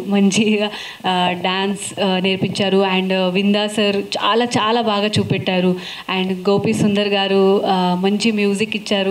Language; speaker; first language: Telugu; non-native, fluent; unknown